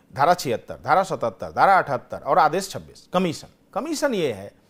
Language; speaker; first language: Hindi; native; Hindi